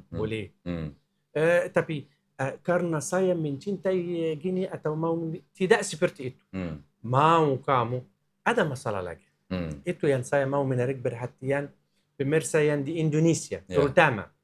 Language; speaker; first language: Indonesian; non-native, learner; Arabic